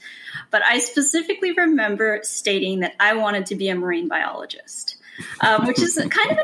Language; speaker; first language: English; native; English